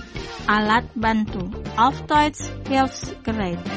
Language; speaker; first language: German; non-native, fluent; Indonesian